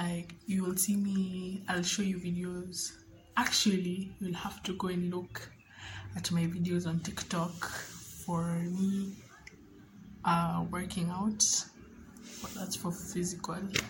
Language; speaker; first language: English; non-native, local second language; Swahili